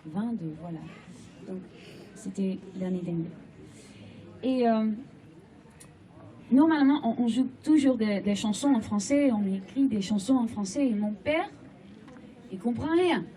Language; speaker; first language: French; non-native, fluent; Dutch